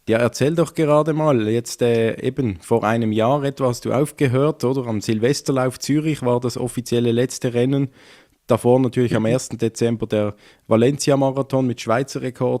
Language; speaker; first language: German; native; German